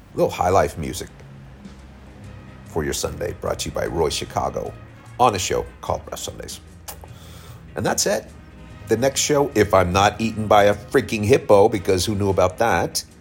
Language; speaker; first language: English; native; English